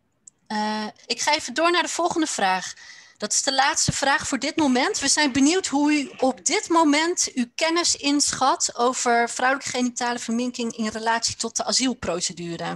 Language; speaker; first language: Dutch; native; Dutch